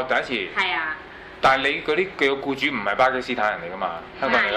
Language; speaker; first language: Cantonese; native; Cantonese